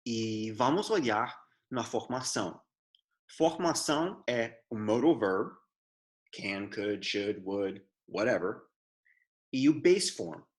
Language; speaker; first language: Portuguese; non-native, fluent; English